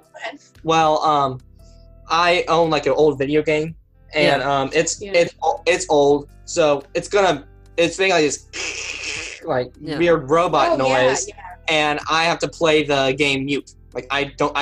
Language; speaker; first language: English; native; English